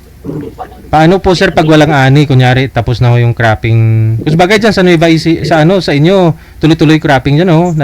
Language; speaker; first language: Filipino; native; Filipino